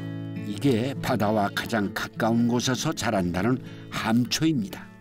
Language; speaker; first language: Korean; native; Korean